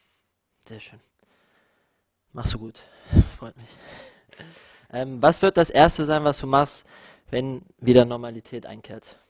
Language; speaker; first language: German; native; German